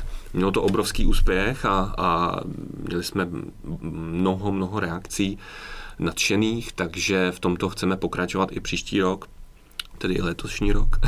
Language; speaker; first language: Czech; native; Czech